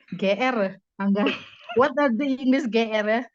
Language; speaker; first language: English; non-native, learner; Indonesian